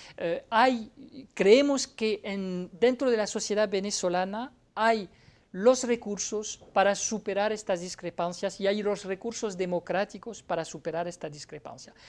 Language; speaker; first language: Spanish; non-native, fluent; French